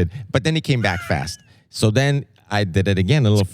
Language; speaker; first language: English; native; English